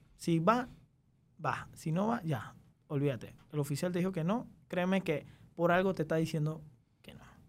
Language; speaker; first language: Spanish; early bilingual, other home language; Chinese